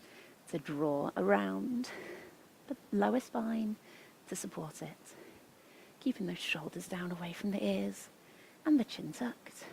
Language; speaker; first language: English; native; English